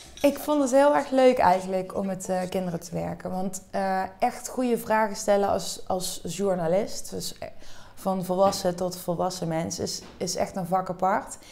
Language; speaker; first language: Dutch; native; Dutch